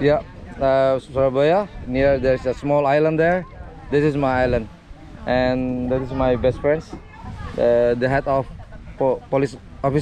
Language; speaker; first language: English; non-native, learner; Indonesian